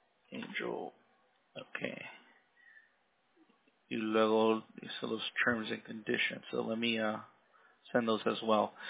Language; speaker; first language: English; early bilingual, other home language; Spanish